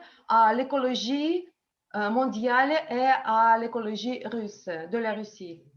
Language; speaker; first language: French; non-native, learner; Russian